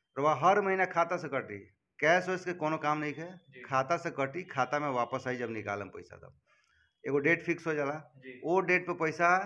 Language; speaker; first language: Hindi; native; Hindi